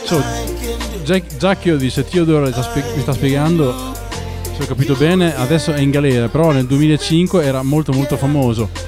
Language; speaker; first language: Italian; native; Italian